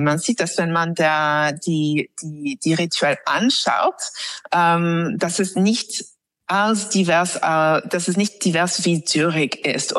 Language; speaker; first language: German; non-native, fluent; English